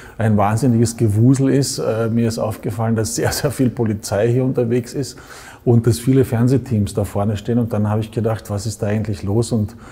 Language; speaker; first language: German; non-native, local second language; Slovenian